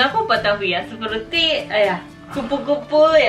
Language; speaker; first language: Indonesian; non-native, fluent; Japanese